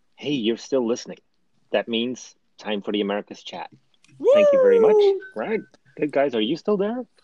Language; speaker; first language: English; non-native, fluent; Dutch